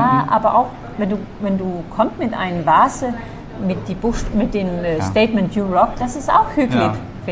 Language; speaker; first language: German; non-native, fluent; Danish